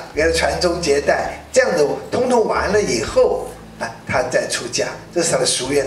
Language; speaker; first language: Chinese; native; Chinese